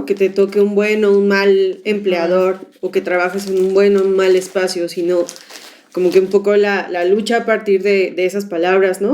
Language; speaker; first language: Spanish; native; Spanish